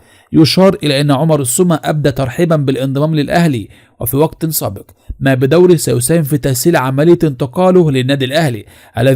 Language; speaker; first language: Arabic; native; Arabic